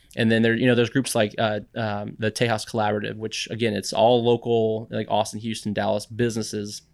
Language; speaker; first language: English; native; English